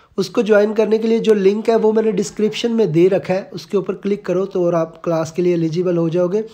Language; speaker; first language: Hindi; non-native, local second language; Punjabi